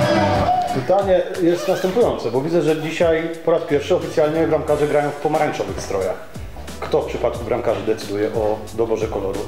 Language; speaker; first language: Polish; native; Polish